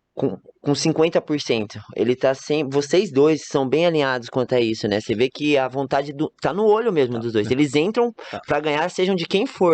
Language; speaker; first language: Portuguese; native; Portuguese